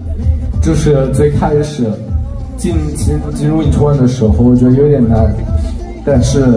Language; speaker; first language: Chinese; non-native, fluent; Thai